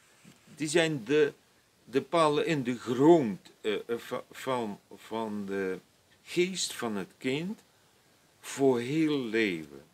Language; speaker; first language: Dutch; non-native, fluent; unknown